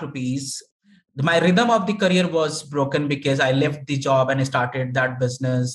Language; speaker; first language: English; non-native, local second language; Hindi